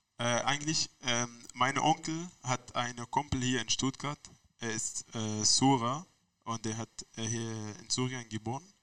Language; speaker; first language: German; non-native, learner; Arabic